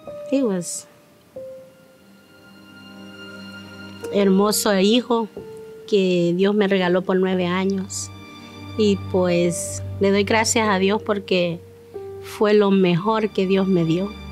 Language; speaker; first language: Spanish; native; Spanish